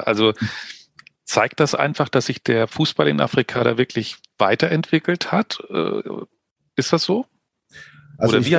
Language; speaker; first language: German; native; German